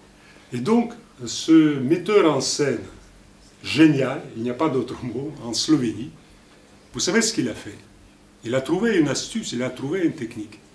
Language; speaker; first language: French; non-native, fluent; Russian